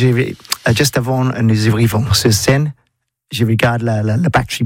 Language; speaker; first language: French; non-native, learner; English